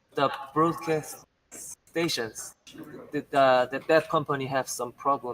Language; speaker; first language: English; non-native, learner; Korean